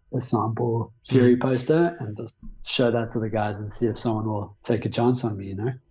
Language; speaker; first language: English; native; English